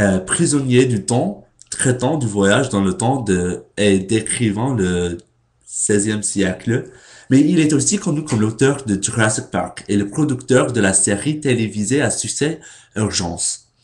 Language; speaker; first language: French; non-native, learner; English